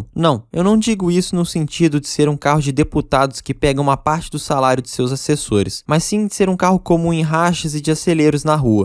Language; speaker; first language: Portuguese; native; Portuguese